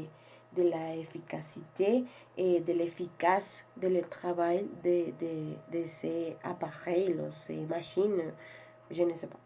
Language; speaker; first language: French; non-native, learner; Spanish